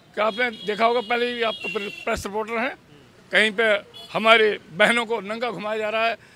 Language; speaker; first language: Hindi; native; Hindi